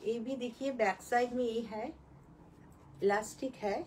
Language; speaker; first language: Hindi; non-native, local second language; Bangla